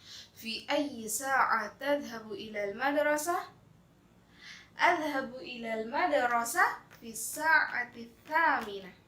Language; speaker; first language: Arabic; non-native, fluent; Malay